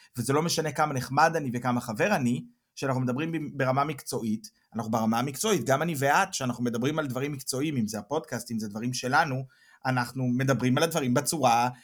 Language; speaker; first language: Hebrew; native; Hebrew